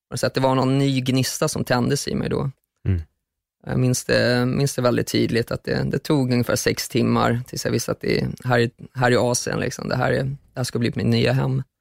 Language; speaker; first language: Swedish; early bilingual, other home language; German